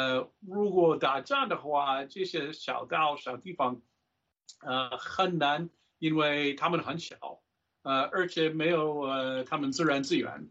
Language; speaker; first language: Chinese; non-native, fluent; English